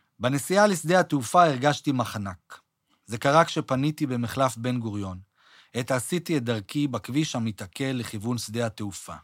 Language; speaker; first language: Hebrew; native; Hebrew